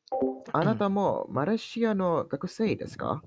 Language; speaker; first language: Japanese; non-native, learner; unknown